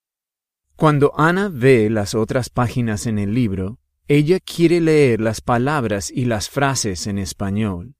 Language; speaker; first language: Spanish; non-native, fluent; English